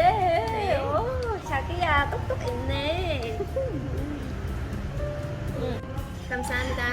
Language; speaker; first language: Korean; non-native, learner; Vietnamese